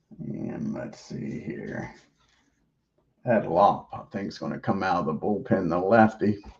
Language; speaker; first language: English; native; English